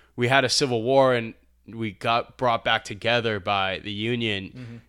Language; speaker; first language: English; early bilingual, other home language; Albanian